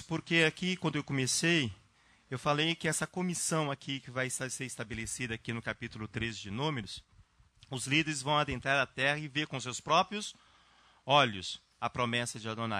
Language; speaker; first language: Portuguese; native; Portuguese